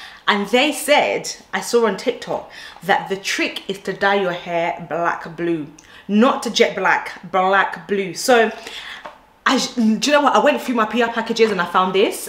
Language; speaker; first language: English; early bilingual, other home language; Lingala